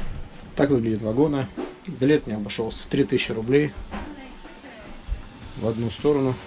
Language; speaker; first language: Russian; native; Russian